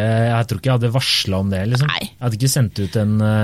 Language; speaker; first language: Norwegian; native; Norwegian